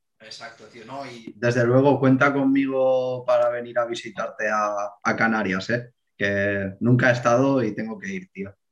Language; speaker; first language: Spanish; native; Spanish